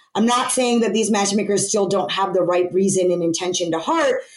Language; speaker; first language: English; native; English